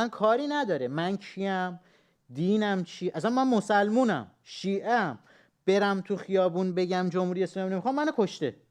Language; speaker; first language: Persian; native; Persian